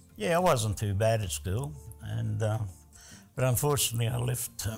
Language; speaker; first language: English; early bilingual, other home language; Italian